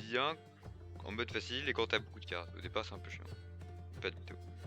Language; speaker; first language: French; native; French